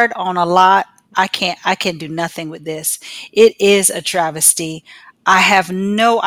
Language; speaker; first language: English; native; English